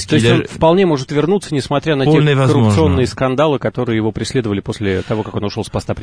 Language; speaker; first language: Russian; native; Russian